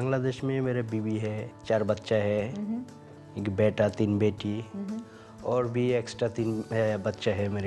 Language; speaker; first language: Hindi; non-native, learner; Bangla